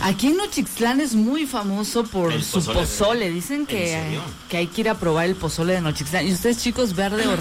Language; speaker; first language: Spanish; native; Spanish